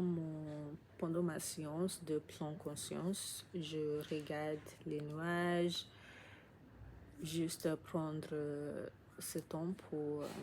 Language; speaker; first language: French; non-native, learner; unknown